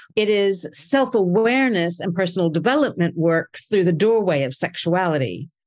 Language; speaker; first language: English; native; English